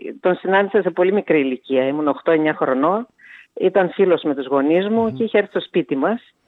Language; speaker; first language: Greek; early bilingual, heritage; Greek